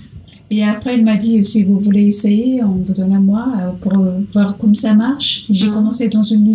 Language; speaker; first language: French; non-native, learner; Portuguese